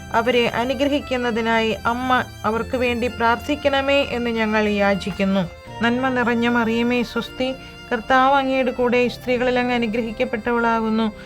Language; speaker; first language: Malayalam; native; Malayalam